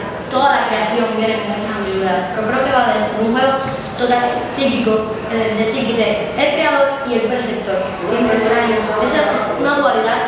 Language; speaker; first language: Spanish; native; Spanish